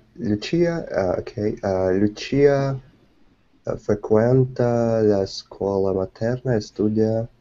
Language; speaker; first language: Italian; non-native, learner; Russian